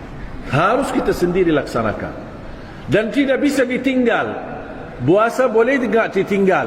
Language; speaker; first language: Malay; non-native, fluent; Arabic